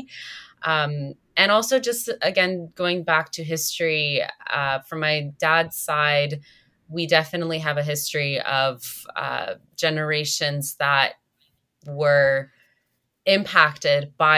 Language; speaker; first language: English; native; English